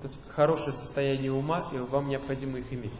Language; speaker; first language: Russian; native; Russian